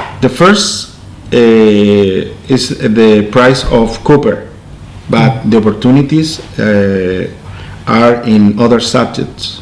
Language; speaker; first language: English; non-native, learner; Spanish